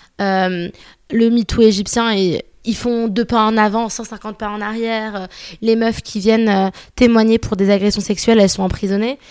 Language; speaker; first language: French; early bilingual, other home language; Arabic